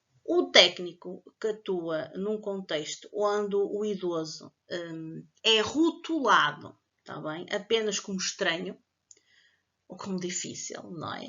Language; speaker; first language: Portuguese; native; Portuguese